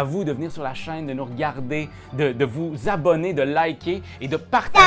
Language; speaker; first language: French; native; French